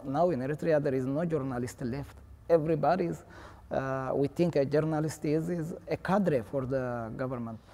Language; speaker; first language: English; non-native, fluent; Tigrinya